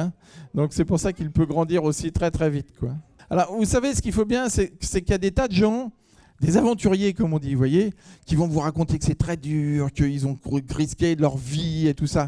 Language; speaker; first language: French; native; French